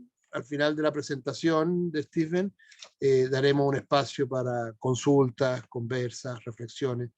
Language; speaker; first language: Spanish; native; Spanish